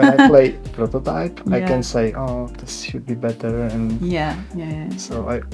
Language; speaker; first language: English; non-native, learner; Czech